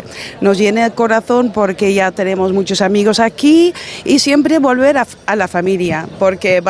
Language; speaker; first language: Spanish; non-native, fluent; Dutch